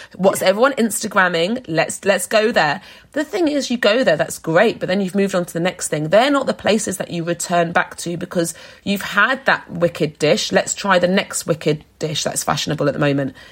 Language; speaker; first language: English; native; English